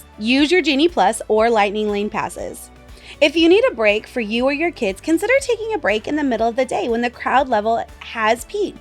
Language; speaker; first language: English; native; English